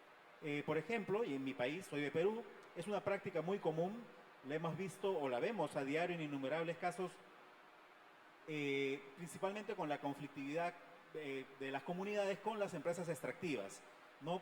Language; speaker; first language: Spanish; native; Spanish